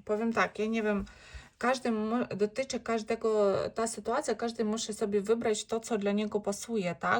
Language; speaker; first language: Polish; non-native, learner; Ukrainian